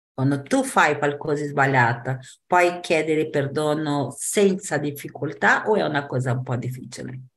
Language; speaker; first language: Italian; non-native, fluent; Portuguese